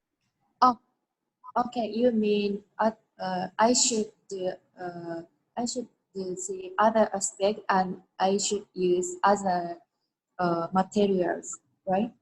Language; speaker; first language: English; non-native, learner; Japanese